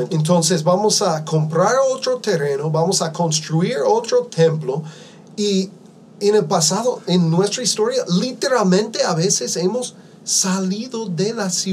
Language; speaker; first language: Spanish; non-native, fluent; English